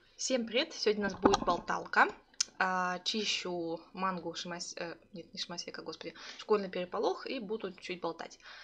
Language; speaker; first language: Russian; early bilingual, heritage; Russian